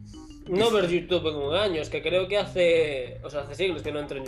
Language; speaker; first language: Spanish; native; Spanish